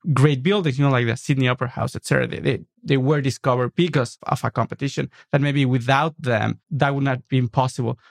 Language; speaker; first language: English; non-native, fluent; Spanish